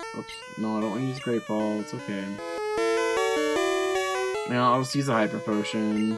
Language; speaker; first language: English; native; English